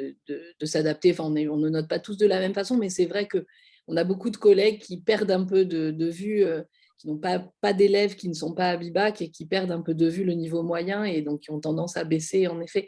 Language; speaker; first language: French; native; French